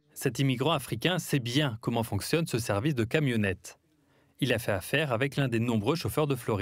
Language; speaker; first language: French; native; French